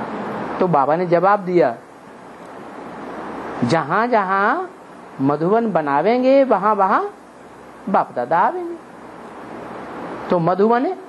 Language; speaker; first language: Hindi; native; Hindi